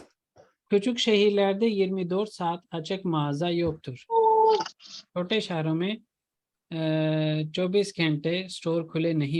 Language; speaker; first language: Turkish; non-native, fluent; Urdu